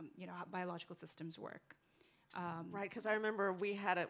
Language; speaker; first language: English; non-native, local second language; Urdu